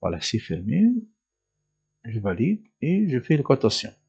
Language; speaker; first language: French; non-native, local second language; Arabic